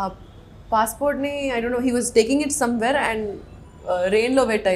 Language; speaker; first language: Telugu; non-native, local second language; Hindi